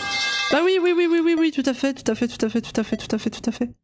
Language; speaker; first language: French; native; French